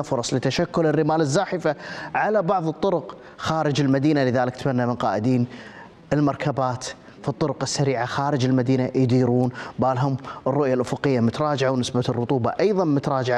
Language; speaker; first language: Arabic; native; Arabic